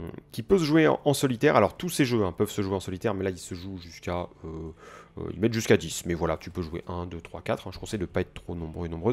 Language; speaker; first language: French; native; French